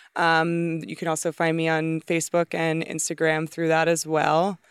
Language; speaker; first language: English; native; English